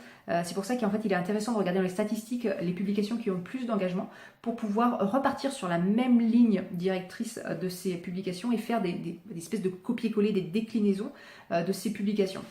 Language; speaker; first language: French; native; French